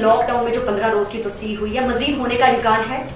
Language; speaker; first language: Urdu; native; Urdu